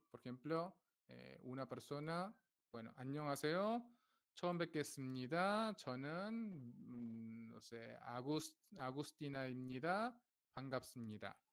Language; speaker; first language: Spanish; non-native, fluent; Korean